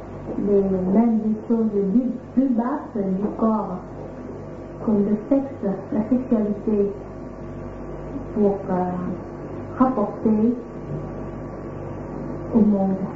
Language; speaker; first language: French; non-native, fluent; Vietnamese